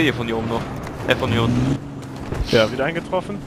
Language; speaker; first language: German; native; German